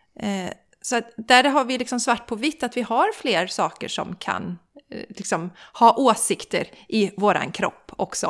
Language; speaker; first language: Swedish; native; Swedish